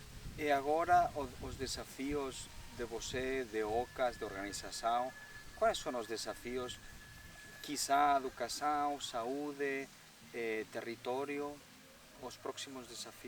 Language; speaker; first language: Portuguese; non-native, learner; Spanish